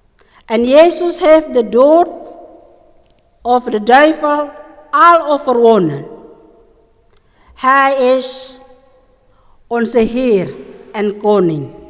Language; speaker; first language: Dutch; non-native, learner; Indonesian